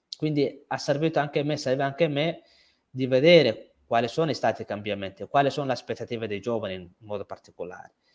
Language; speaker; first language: Italian; non-native, fluent; Somali